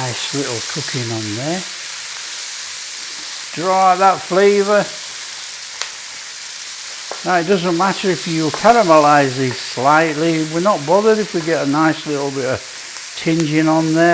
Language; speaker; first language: English; native; English